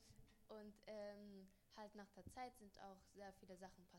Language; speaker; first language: German; early bilingual, other home language; Spanish